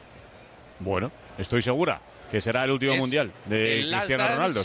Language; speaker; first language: Spanish; native; Spanish